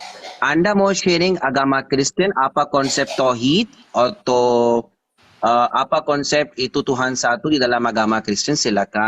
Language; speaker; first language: Indonesian; non-native, learner; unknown